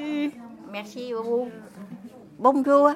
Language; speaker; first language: French; non-native, learner; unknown